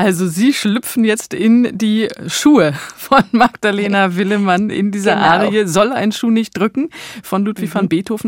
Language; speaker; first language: German; native; German